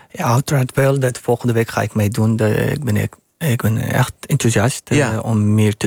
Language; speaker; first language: Dutch; non-native, learner; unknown